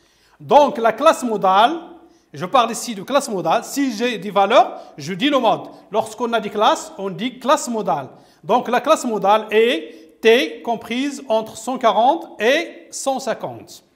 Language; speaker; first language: French; non-native, local second language; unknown